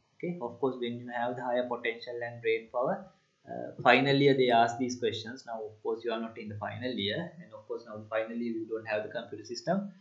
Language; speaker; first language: English; non-native, local second language; Sinhala